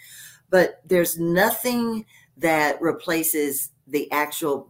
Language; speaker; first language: English; native; English